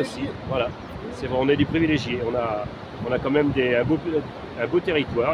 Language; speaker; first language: French; native; French